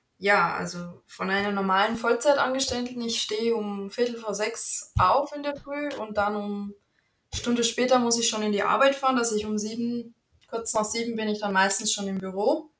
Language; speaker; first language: German; native; German